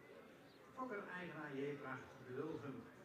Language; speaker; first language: Dutch; native; Dutch